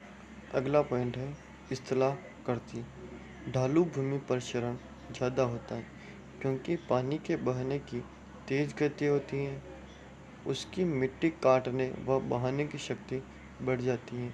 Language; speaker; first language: Hindi; native; Hindi